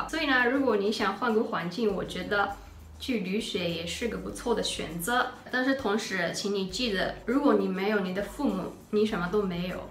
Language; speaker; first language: Chinese; non-native, fluent; Japanese